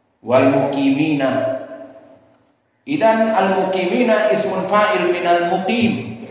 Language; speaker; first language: Arabic; non-native, learner; Indonesian